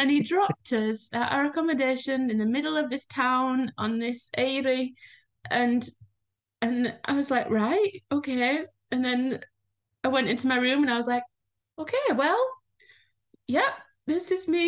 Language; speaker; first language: English; native; English